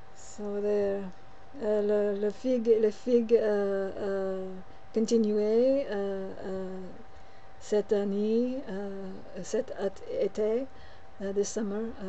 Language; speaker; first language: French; non-native, learner; English